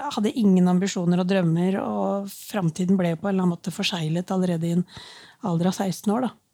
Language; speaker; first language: Norwegian; early bilingual, other home language; Urdu